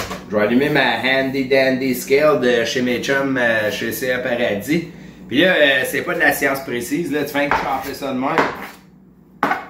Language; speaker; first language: French; native; French